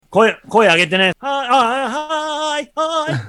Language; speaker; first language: Japanese; native; Japanese